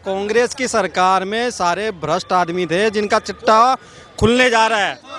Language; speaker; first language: Hindi; native; Hindi